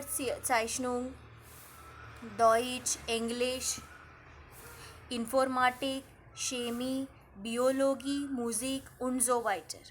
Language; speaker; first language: German; non-native, fluent; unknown